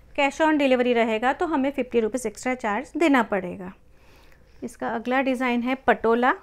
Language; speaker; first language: Hindi; non-native, local second language; Marathi